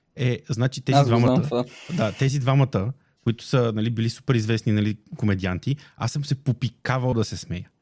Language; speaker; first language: Bulgarian; native; Bulgarian